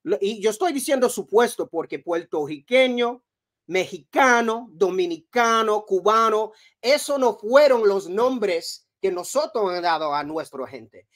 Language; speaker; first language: Spanish; early bilingual, heritage; Spanish